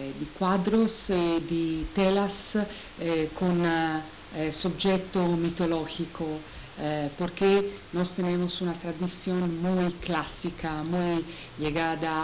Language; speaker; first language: Spanish; non-native, learner; Italian